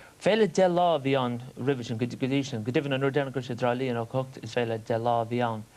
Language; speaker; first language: Irish; native; Irish